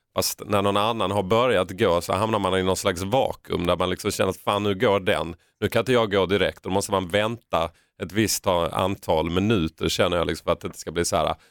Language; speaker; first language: Swedish; native; Swedish